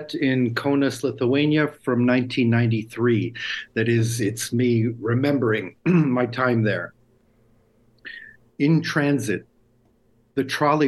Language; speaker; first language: English; native; English